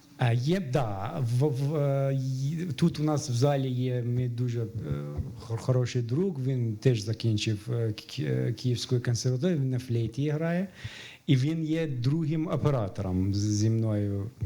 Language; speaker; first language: Ukrainian; non-native, fluent; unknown